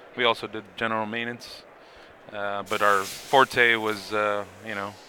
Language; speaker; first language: English; native; English